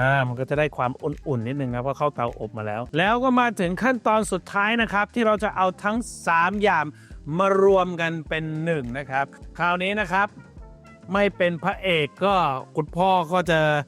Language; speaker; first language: Thai; early bilingual, heritage; Thai